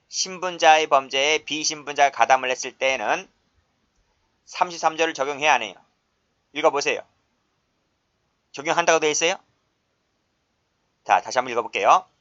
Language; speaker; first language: Korean; native; Korean